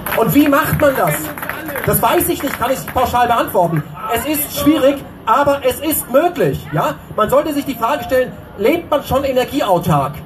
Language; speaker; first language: German; native; German